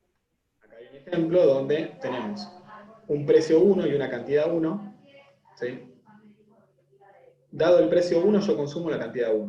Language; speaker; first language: Spanish; native; Spanish